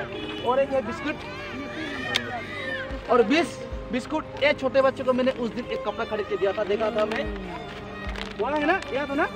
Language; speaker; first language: Hindi; non-native, local second language; Assamese